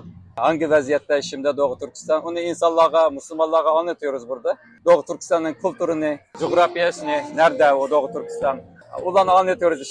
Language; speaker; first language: Turkish; non-native, learner; Uyghur